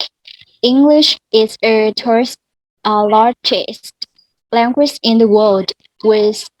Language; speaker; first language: English; non-native, learner; Vietnamese